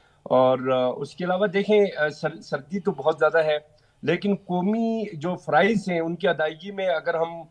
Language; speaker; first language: Hindi; non-native, local second language; Balti